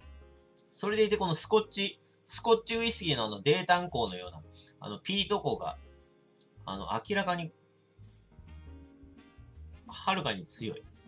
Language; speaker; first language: Japanese; native; Japanese